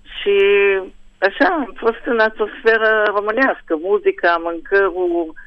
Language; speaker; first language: Romanian; early bilingual, heritage; Hebrew